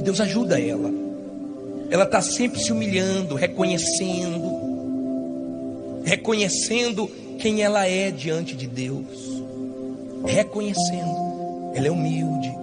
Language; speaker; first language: Portuguese; native; Portuguese